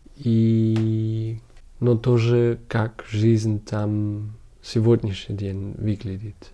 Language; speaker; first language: Russian; non-native, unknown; German